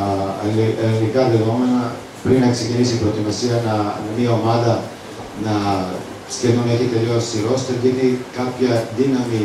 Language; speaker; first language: Greek; non-native, fluent; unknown